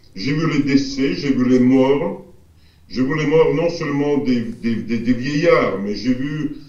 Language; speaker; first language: French; non-native, fluent; Russian